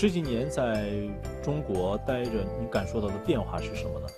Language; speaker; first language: Chinese; native; Chinese